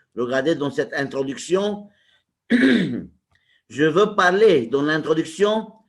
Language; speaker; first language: French; non-native, local second language; Arabic